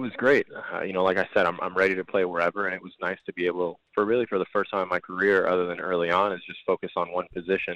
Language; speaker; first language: English; early bilingual, other home language; Spanish